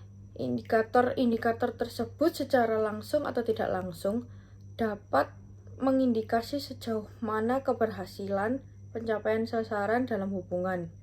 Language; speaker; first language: Indonesian; native; Indonesian